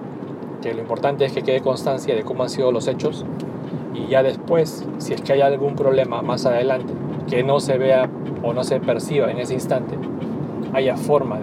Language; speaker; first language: Spanish; native; Spanish